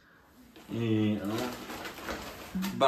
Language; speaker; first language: Russian; non-native, learner; German